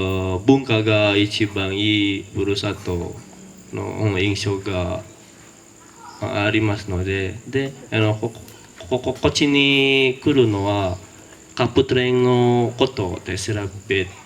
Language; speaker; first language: Japanese; non-native, learner; Indonesian